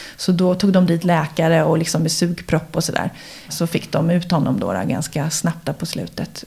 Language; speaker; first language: Swedish; native; Swedish